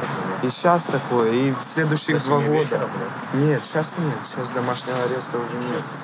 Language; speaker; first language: Russian; native; Russian